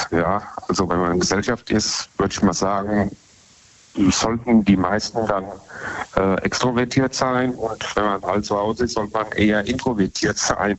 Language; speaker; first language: German; native; German